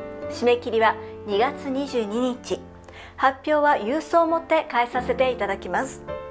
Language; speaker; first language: Japanese; native; Japanese